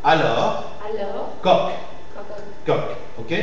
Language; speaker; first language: French; non-native, fluent; Spanish